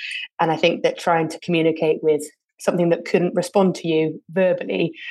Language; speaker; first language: English; native; English